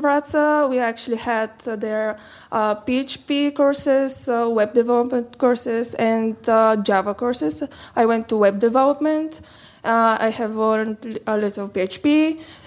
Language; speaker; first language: English; non-native, learner; Bulgarian